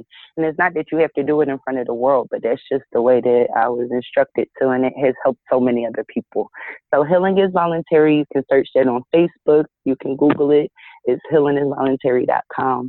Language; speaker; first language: English; native; English